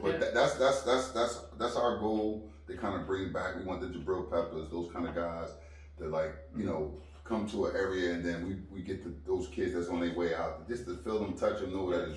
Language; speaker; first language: English; native; English